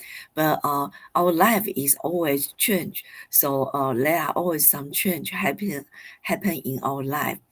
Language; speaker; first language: English; non-native, fluent; Chinese